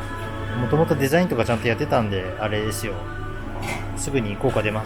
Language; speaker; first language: Japanese; native; Japanese